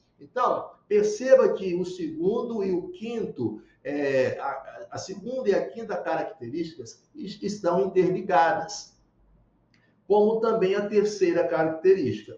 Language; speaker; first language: Portuguese; native; Portuguese